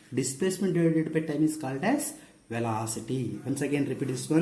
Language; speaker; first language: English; non-native, local second language; Kannada